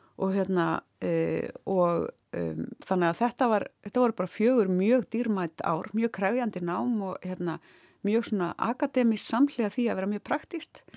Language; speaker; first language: Icelandic; native; Icelandic